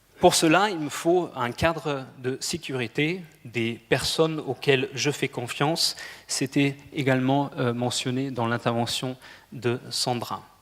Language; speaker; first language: French; non-native, fluent; German